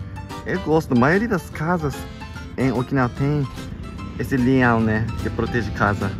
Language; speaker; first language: Portuguese; non-native, local second language; Japanese